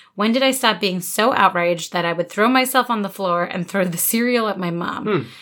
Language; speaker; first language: English; native; English